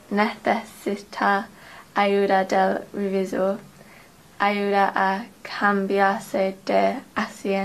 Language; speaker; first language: Spanish; non-native, learner; English